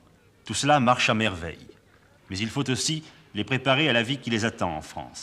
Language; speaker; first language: French; native; French